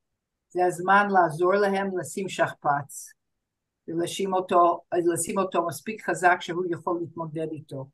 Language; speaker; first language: Hebrew; non-native, fluent; English